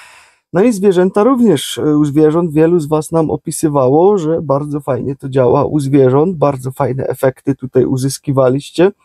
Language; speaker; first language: Polish; native; Polish